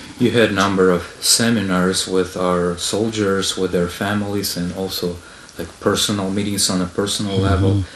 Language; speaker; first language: English; non-native, fluent; Ukrainian